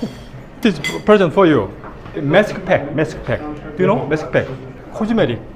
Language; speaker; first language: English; non-native, learner; Korean